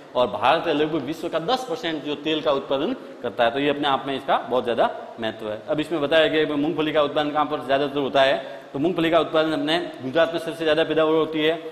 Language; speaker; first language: Hindi; native; Hindi